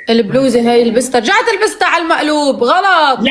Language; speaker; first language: Arabic; native; Arabic